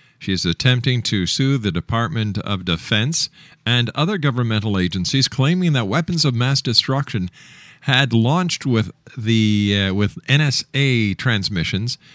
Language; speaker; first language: English; native; English